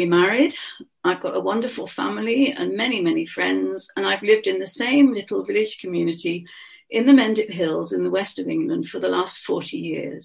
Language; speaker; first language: English; native; English